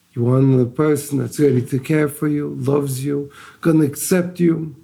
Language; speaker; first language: English; native; English